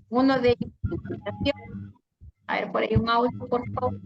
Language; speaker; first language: Spanish; native; Spanish